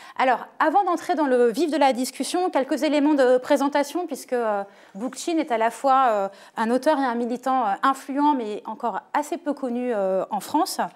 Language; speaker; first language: French; native; French